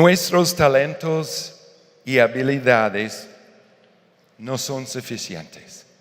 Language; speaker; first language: Spanish; non-native, fluent; English